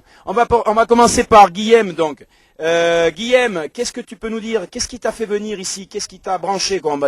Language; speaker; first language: French; native; French